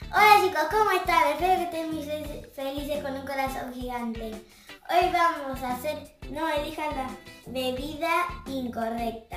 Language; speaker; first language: Spanish; native; Spanish